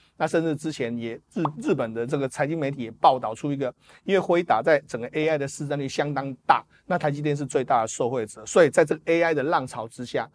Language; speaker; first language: Chinese; native; Chinese